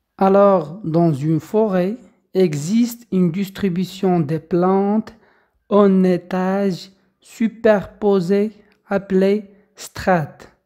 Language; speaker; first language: French; non-native, local second language; Arabic